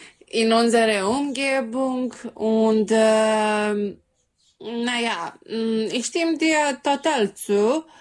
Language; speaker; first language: German; non-native, fluent; Serbian